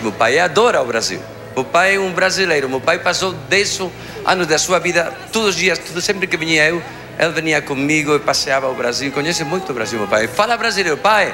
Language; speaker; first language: Portuguese; non-native, fluent; Spanish